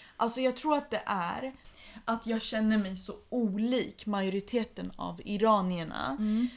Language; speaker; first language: Swedish; early bilingual, other home language; Persian